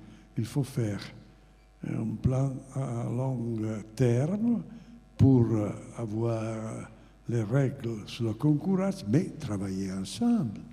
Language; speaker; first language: French; non-native, fluent; Italian